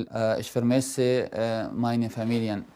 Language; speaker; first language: German; non-native, learner; Arabic